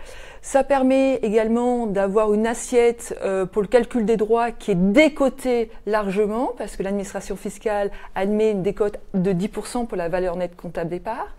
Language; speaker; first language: French; native; French